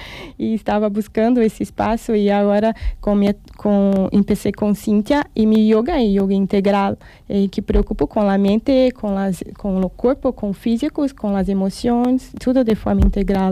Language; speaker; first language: Spanish; non-native, learner; Portuguese